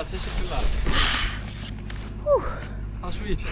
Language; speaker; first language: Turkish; non-native, learner; English